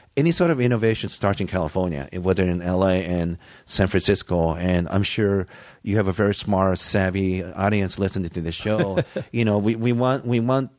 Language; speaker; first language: English; early bilingual, other home language; Japanese